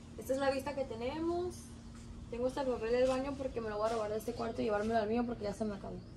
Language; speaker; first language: Spanish; early bilingual, heritage; Spanish